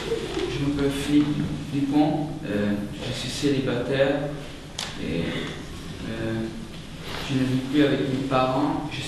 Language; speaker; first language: French; non-native, learner; Hungarian